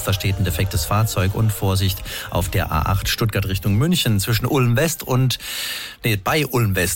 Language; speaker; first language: German; native; German